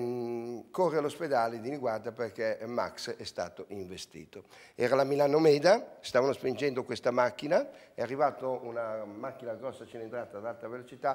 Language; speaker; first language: Italian; native; Italian